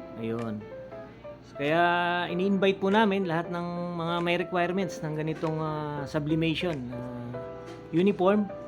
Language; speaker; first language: Filipino; native; Filipino